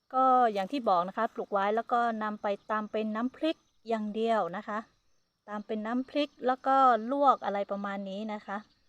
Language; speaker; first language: Thai; non-native, local second language; Hmong